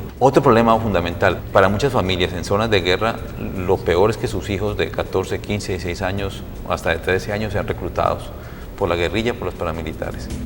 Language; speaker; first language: Spanish; native; Spanish